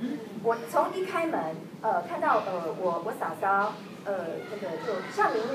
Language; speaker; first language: Chinese; native; Chinese